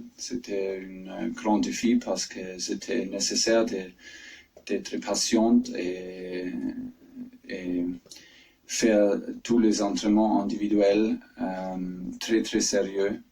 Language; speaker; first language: French; non-native, fluent; German